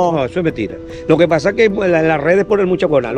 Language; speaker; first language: Spanish; native; Spanish